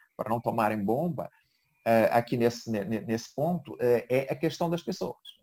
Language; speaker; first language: Portuguese; native; Portuguese